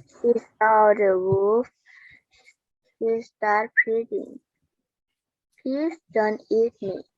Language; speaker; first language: English; non-native, learner; Thai